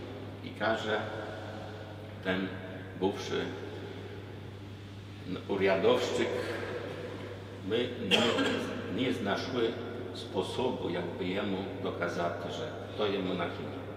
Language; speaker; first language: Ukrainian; non-native, fluent; Polish